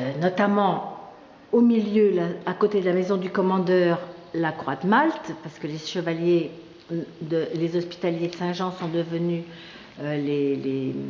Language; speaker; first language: French; native; French